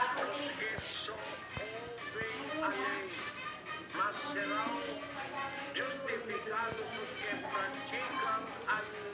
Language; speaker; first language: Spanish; non-native, learner; Portuguese